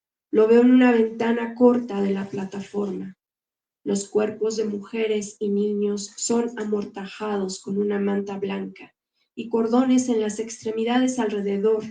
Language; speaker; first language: Spanish; native; Spanish